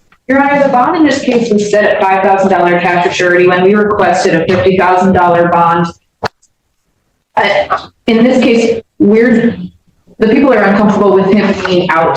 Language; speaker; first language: English; native; English